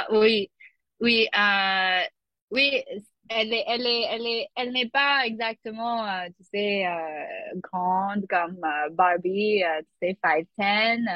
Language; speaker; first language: French; non-native, learner; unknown